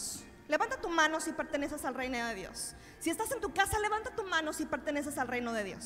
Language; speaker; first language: Spanish; native; Spanish